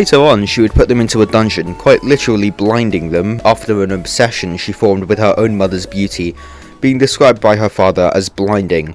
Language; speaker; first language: English; native; English